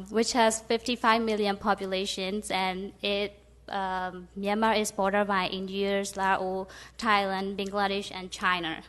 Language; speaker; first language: English; non-native, fluent; Burmese